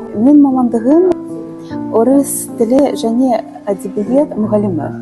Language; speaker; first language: Kazakh; non-native, learner; Russian